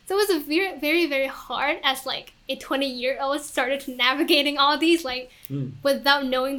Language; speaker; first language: English; non-native, local second language; Cantonese